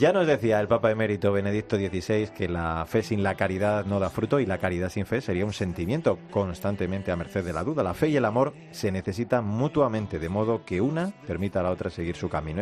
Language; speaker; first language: Spanish; native; Spanish